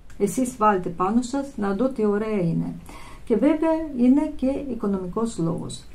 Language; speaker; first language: Greek; non-native, fluent; Russian